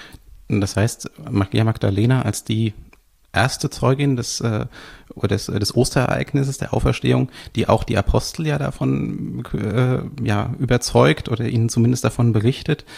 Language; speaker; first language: German; native; German